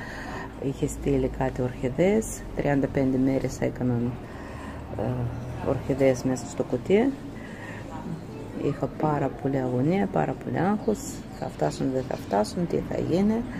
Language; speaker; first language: Greek; non-native, fluent; Russian